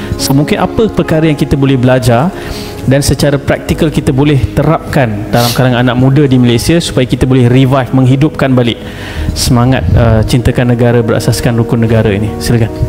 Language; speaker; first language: Malay; native; Malay